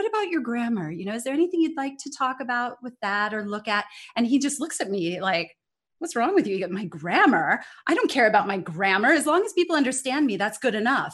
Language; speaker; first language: English; native; English